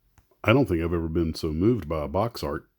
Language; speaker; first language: English; native; English